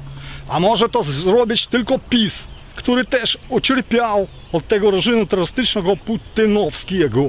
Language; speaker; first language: Polish; non-native, fluent; Ukrainian